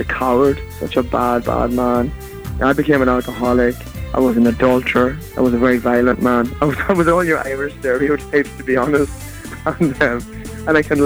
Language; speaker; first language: English; native; English